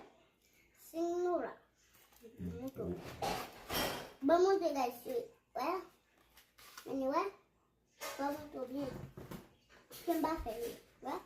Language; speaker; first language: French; non-native, learner; Haitian Creole